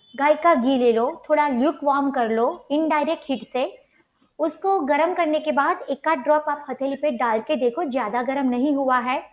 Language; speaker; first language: Hindi; non-native, local second language; Gujarati